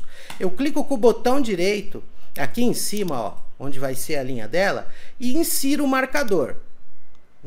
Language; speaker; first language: Portuguese; native; Portuguese